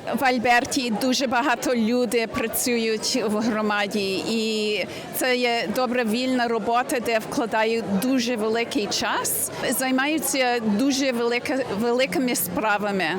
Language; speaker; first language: Ukrainian; early bilingual, heritage; Ukrainian